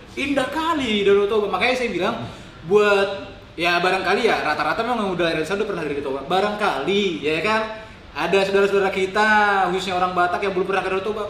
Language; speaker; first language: Indonesian; non-native, local second language; Batak Toba